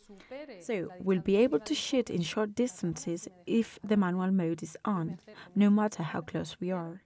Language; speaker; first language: English; non-native, fluent; Spanish